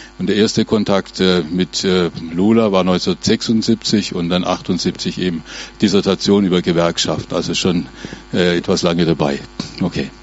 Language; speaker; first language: German; native; German